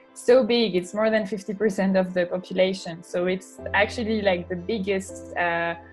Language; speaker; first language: English; non-native, fluent; French